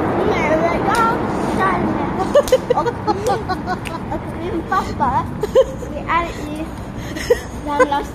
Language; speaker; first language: Swedish; early bilingual, other home language; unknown